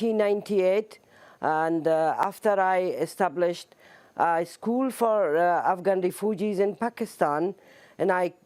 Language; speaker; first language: English; non-native, learner; Persian